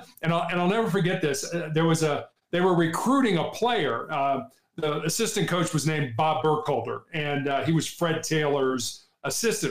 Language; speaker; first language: English; native; English